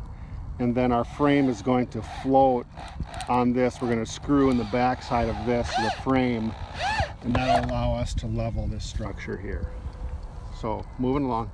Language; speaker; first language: English; native; English